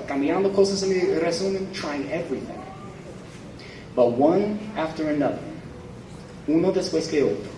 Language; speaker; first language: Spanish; non-native, fluent; English